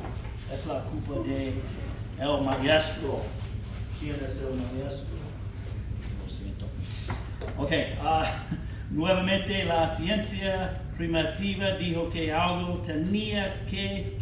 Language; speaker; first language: Spanish; non-native, fluent; English